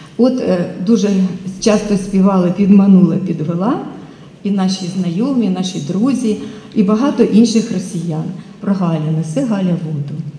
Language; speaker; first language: Ukrainian; native; Ukrainian